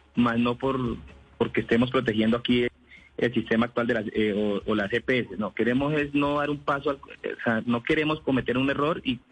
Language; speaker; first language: Spanish; native; Spanish